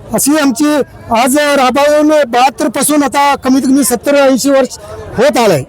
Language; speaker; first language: Marathi; non-native, local second language; Lambadi